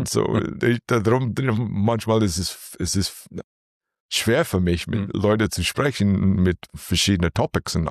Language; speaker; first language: German; non-native, learner; English